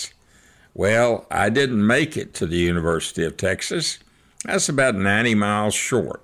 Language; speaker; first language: English; native; English